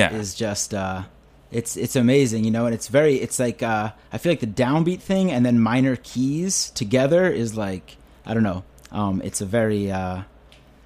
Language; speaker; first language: English; native; English